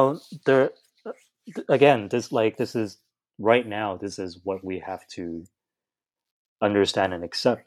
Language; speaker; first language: English; native; English